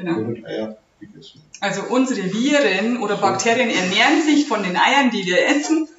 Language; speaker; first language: German; native; German